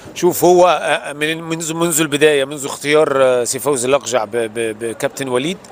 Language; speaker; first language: Arabic; native; Arabic